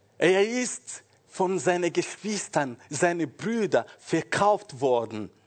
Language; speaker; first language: German; non-native, fluent; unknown